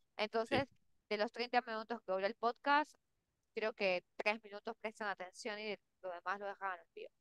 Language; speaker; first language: Spanish; native; Spanish